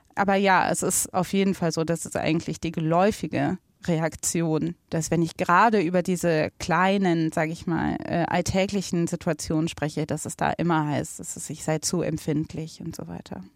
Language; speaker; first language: German; native; German